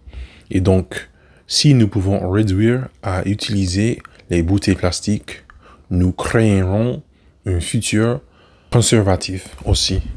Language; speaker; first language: French; non-native, learner; English